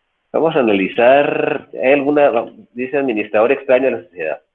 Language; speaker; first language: Spanish; native; Spanish